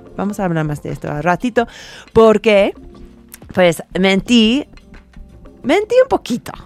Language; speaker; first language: Spanish; non-native, fluent; English